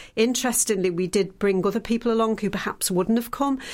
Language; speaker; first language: English; native; English